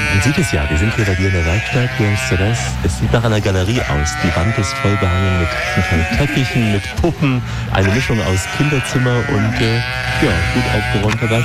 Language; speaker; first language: German; native; German